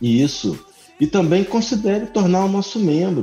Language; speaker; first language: Portuguese; native; Portuguese